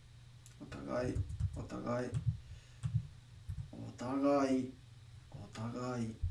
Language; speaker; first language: Japanese; non-native, learner; English